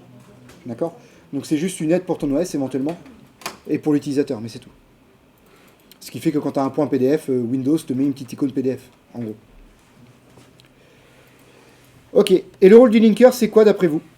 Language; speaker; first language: French; native; French